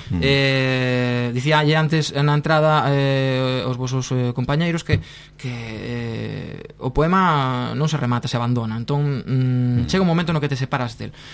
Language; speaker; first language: Galician; non-native, local second language; Spanish